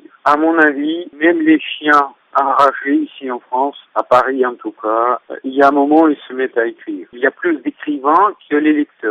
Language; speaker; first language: French; non-native, fluent; Russian